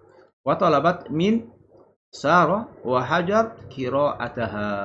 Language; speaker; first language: Arabic; non-native, fluent; Malay